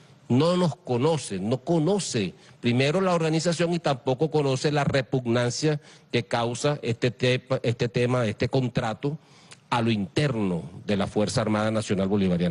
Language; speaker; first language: Spanish; native; Spanish